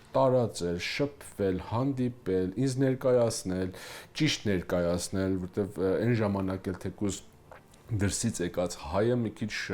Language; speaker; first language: Armenian; early bilingual, heritage; Armenian